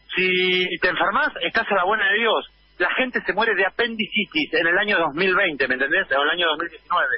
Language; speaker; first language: Spanish; native; Spanish